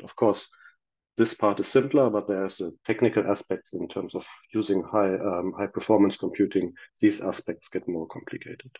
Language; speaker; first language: English; non-native, fluent; German